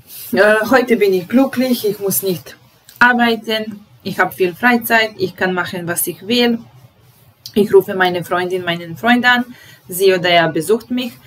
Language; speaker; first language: German; non-native, fluent; Serbian